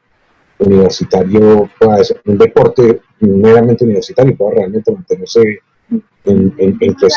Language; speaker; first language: Spanish; native; Spanish